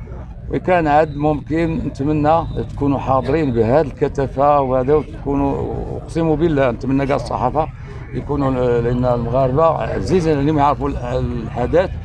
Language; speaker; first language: Arabic; native; Arabic